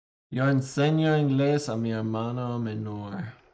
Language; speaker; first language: Spanish; non-native, learner; English